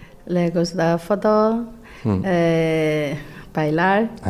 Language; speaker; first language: Spanish; non-native, learner; Chinese